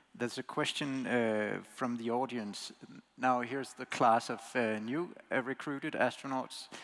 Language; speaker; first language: English; non-native, fluent; Danish